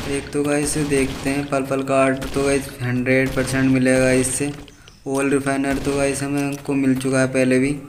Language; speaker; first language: Hindi; native; Hindi